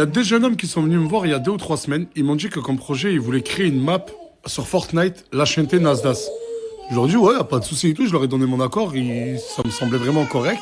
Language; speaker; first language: French; native; French